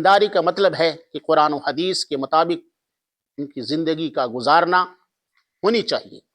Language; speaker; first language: Urdu; native; Urdu